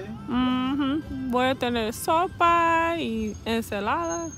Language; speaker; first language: Spanish; non-native, learner; English